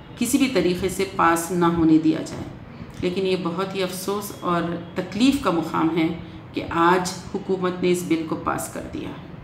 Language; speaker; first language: Urdu; native; Urdu